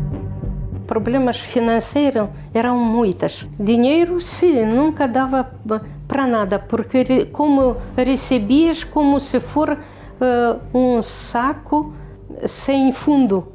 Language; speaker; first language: Portuguese; non-native, fluent; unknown